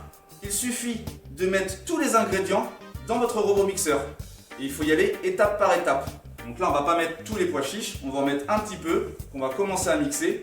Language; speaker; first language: French; native; French